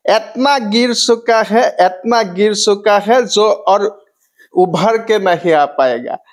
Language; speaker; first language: Hindi; non-native, local second language; Assamese